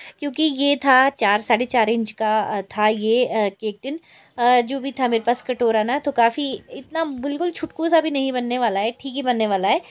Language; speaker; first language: Hindi; native; Hindi